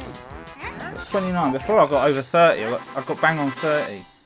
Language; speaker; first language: English; native; English